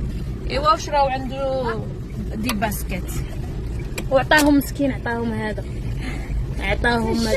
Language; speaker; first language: Arabic; native; Arabic